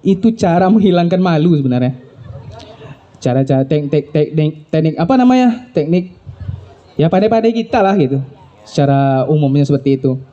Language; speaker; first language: Indonesian; native; Indonesian